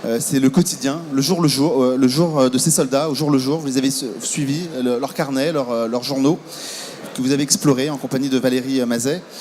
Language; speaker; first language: French; native; French